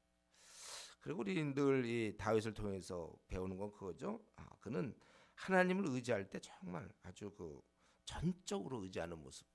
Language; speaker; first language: Korean; native; Korean